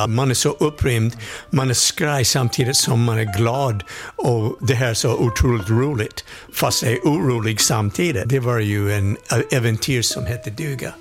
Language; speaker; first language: Swedish; non-native, fluent; English